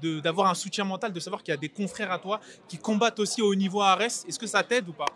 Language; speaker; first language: French; native; French